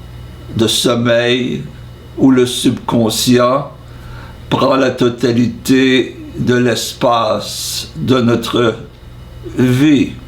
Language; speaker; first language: French; non-native, fluent; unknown